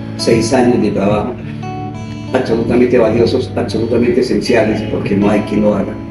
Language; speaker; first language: Spanish; native; Spanish